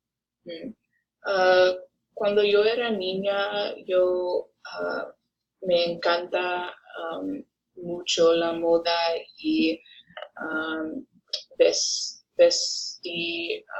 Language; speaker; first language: Spanish; non-native, learner; English